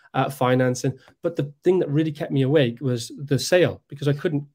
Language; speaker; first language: English; native; English